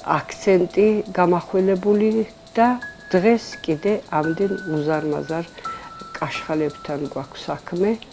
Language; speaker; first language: Georgian; non-native, local second language; Svan